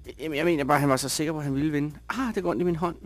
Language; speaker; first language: Danish; native; Danish